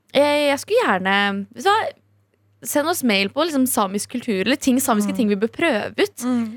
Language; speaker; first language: Norwegian; early bilingual, other home language; Kurdish